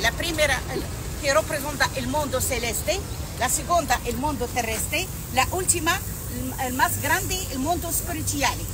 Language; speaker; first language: Italian; non-native, learner; Arabic